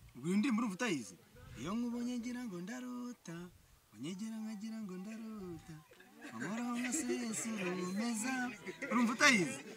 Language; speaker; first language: Kinyarwanda; native; Kinyarwanda